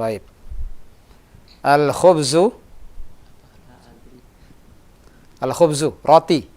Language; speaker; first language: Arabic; non-native, fluent; Indonesian